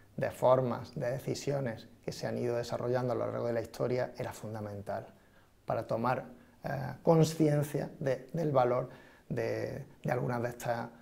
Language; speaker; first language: Spanish; native; Spanish